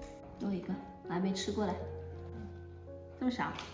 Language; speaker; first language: Chinese; native; Chinese